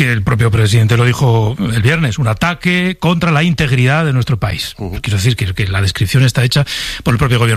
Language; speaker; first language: Spanish; native; Spanish